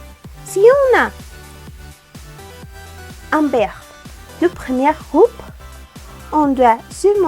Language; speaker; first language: French; non-native, learner; Spanish